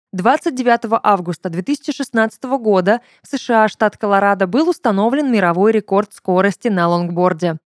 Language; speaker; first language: Russian; native; Russian